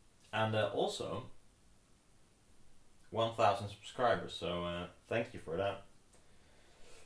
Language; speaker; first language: English; non-native, fluent; Dutch